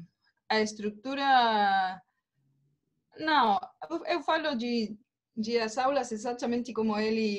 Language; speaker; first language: Portuguese; non-native, learner; Spanish